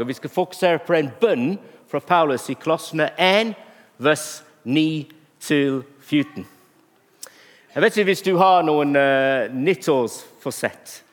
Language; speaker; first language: Norwegian; non-native, fluent; English